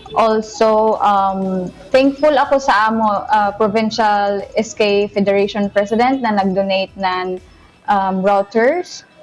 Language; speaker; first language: Cebuano; non-native, local second language; Surigaonon